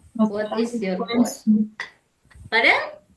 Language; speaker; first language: English; non-native, fluent; Indonesian